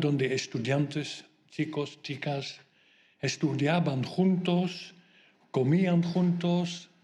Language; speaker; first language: Spanish; non-native, fluent; Dutch